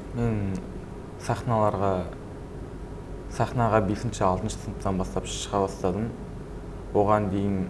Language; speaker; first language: Kazakh; native; Kazakh